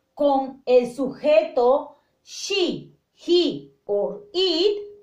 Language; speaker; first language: Spanish; native; Spanish